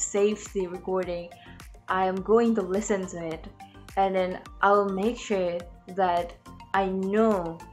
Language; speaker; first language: English; non-native, learner; Indonesian